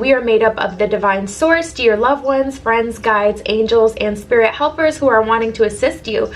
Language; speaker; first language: English; native; English